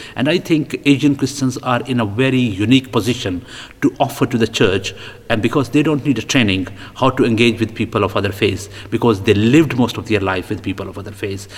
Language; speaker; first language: English; non-native, local second language; Punjabi